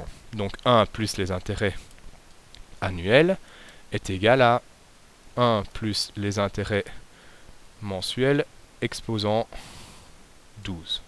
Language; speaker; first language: French; native; French